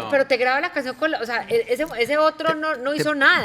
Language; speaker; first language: Spanish; native; Spanish